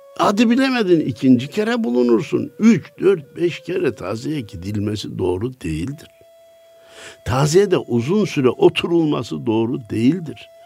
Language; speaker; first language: Turkish; native; Turkish